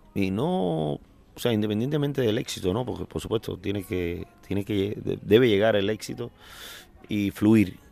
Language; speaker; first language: Spanish; native; Spanish